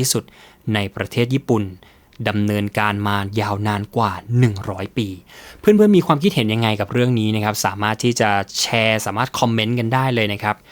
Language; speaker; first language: Thai; native; Thai